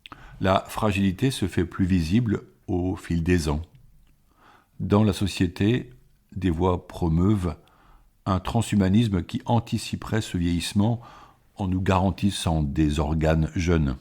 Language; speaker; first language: French; native; French